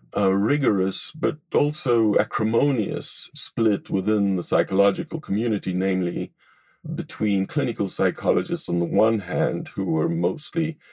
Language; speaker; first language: English; non-native, fluent; Hebrew